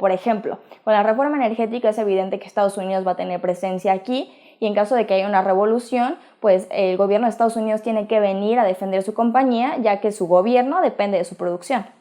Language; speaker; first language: Spanish; native; Spanish